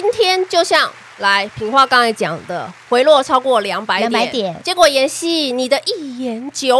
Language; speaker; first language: Chinese; native; Chinese